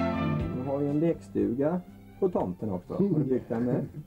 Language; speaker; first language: Swedish; native; Swedish